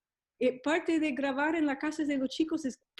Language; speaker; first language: Spanish; non-native, fluent; English